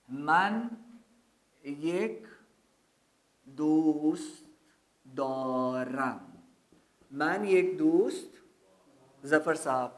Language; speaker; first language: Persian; non-native, fluent; Urdu